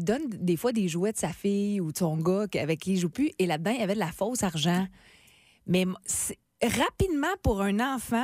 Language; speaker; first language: French; native; French